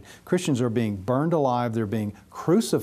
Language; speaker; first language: English; native; English